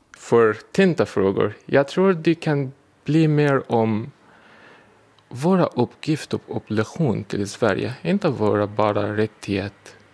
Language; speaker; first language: Swedish; non-native, fluent; Arabic